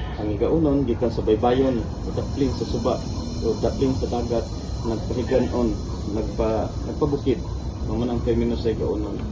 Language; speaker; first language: Cebuano; non-native, local second language; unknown